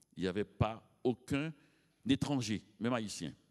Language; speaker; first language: French; native; French